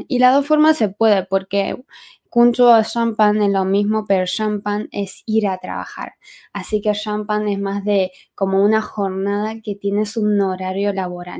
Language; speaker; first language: Spanish; non-native, fluent; Chinese